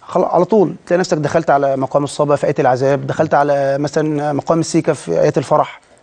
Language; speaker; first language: Arabic; native; Arabic